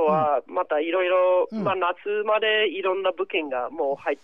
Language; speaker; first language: Japanese; non-native, fluent; English